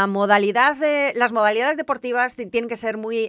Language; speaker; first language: Spanish; native; Spanish